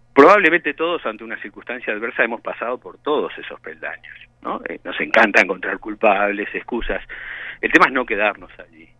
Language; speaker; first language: Spanish; native; Spanish